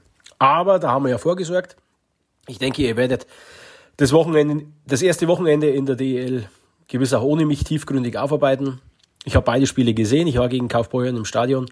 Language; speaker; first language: German; native; German